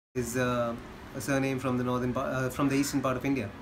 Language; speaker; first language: English; non-native, local second language; Hindi